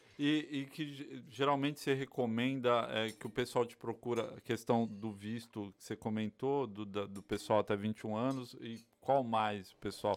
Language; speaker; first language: Portuguese; native; Portuguese